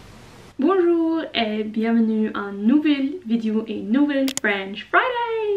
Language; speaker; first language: French; non-native, learner; Norwegian